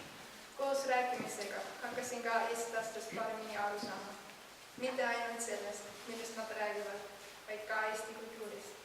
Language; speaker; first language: Estonian; non-native, learner; German